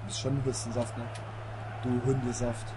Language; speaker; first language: German; native; German